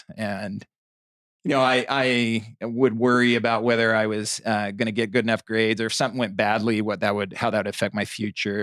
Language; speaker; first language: English; native; English